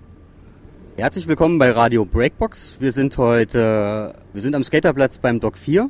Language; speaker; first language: German; native; German